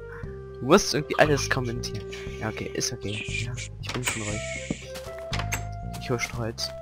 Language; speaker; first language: German; native; German